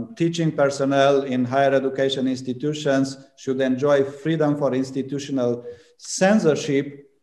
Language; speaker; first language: English; non-native, fluent; Romanian